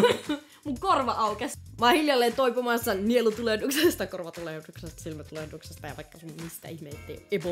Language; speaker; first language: Finnish; native; Finnish